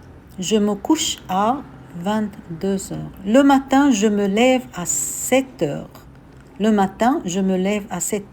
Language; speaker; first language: French; non-native, fluent; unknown